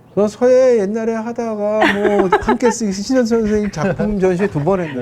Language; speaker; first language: Korean; native; Korean